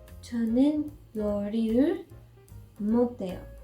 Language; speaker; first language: Korean; non-native, learner; English